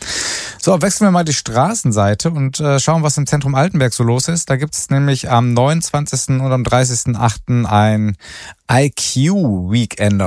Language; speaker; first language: German; native; German